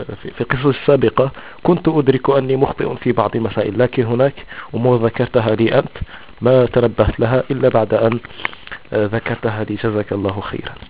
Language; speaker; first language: Arabic; non-native, local second language; Tachelhit